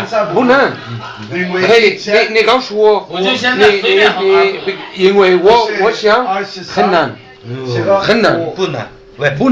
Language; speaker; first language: Chinese; non-native, learner; Spanish